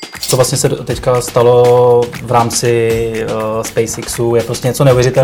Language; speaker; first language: Czech; native; Czech